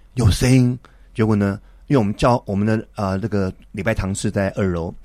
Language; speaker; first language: Chinese; native; Chinese